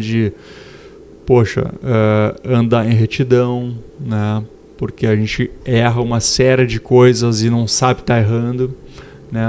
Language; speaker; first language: Portuguese; native; Portuguese